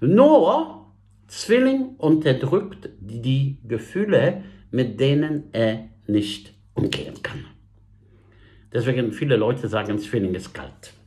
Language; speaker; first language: German; non-native, fluent; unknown